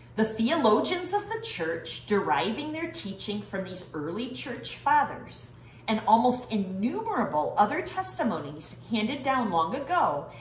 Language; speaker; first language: English; native; English